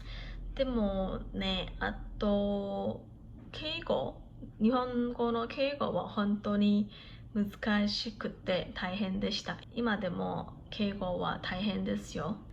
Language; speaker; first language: Japanese; non-native, fluent; Korean